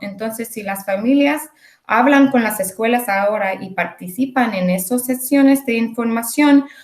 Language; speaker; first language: Spanish; early bilingual, heritage; English